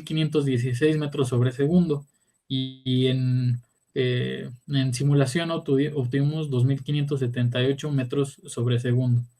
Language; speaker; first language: Spanish; native; Spanish